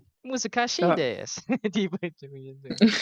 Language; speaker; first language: Japanese; non-native, learner; Malay